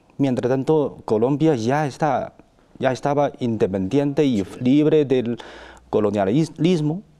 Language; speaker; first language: Spanish; non-native, fluent; Chinese